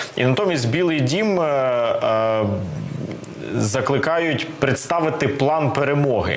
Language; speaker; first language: Ukrainian; native; Ukrainian